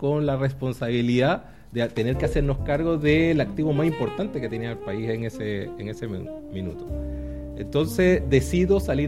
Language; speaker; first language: Spanish; native; Spanish